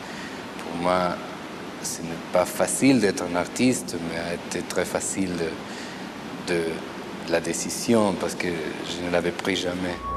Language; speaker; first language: French; non-native, fluent; Spanish